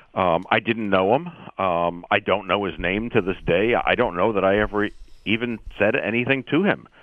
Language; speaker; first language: English; native; English